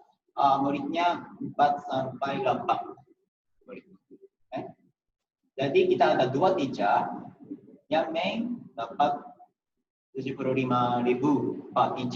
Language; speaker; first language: Indonesian; non-native, fluent; Japanese